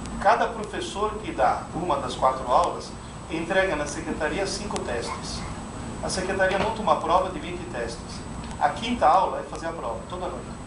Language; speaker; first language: Portuguese; non-native, fluent; Italian